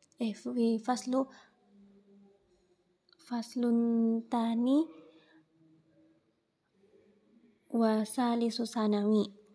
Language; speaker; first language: Arabic; non-native, learner; Indonesian